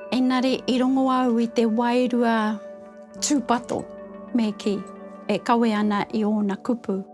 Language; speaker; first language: Māori; native; Māori